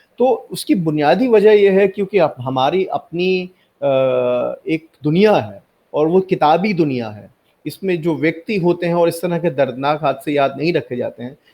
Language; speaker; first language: Hindi; native; Hindi